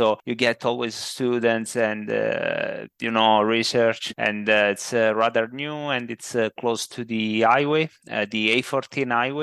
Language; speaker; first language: English; non-native, fluent; Italian